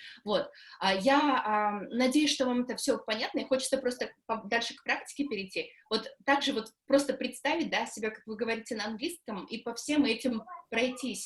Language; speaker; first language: Russian; native; Russian